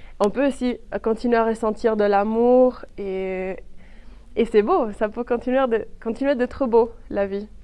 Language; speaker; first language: French; non-native, fluent; Spanish